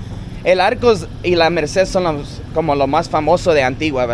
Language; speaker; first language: Spanish; non-native, fluent; English